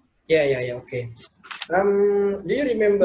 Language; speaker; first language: English; non-native, learner; Indonesian